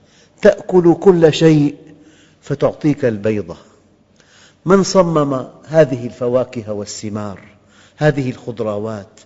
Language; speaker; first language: Arabic; native; Arabic